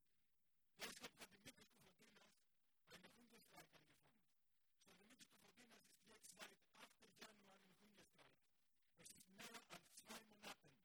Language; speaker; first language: German; non-native, learner; Greek